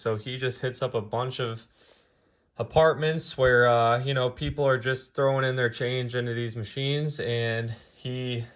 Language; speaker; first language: English; native; English